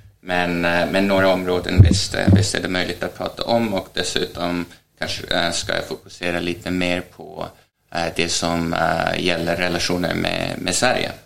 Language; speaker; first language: Swedish; non-native, fluent; Estonian